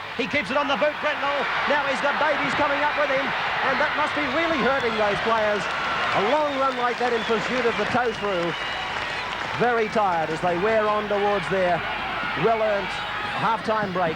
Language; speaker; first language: English; native; English